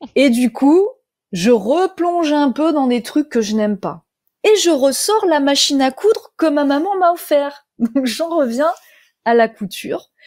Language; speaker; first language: French; native; French